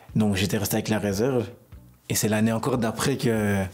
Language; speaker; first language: French; native; French